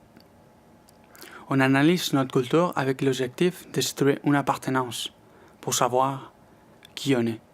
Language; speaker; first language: French; non-native, fluent; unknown